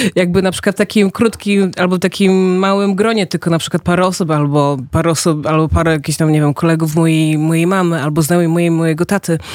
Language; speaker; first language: Polish; early bilingual, heritage; Polish